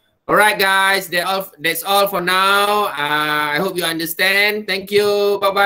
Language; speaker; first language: English; non-native, local second language; Malay